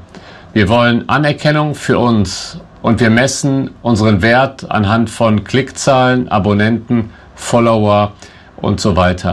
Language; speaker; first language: German; native; German